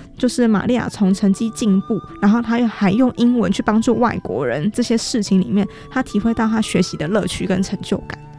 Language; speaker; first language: Chinese; native; Chinese